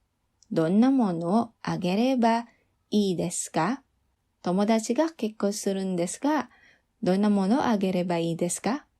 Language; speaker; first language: Japanese; non-native, fluent; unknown